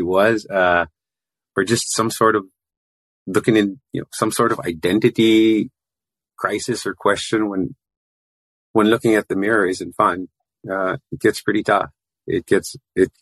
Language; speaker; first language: English; non-native, local second language; Filipino